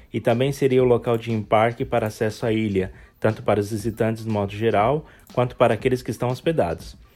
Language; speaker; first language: Portuguese; native; Portuguese